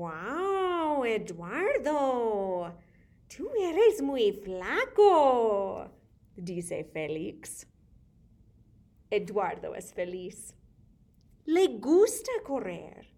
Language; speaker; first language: Spanish; non-native, fluent; English